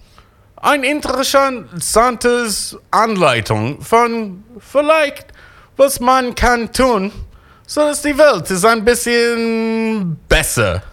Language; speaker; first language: German; non-native, fluent; English